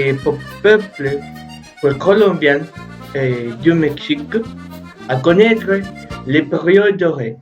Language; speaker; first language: French; non-native, learner; Spanish